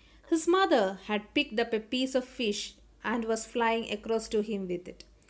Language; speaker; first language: English; non-native, local second language; Malayalam